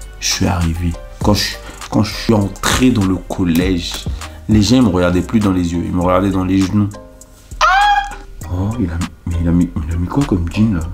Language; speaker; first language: French; early bilingual, other home language; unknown